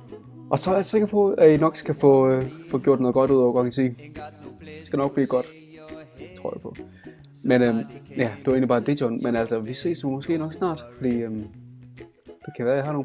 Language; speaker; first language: Danish; native; Danish